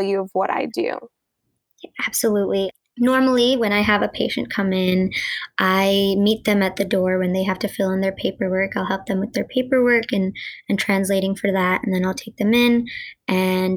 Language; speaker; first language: English; early bilingual, other home language; Gujarati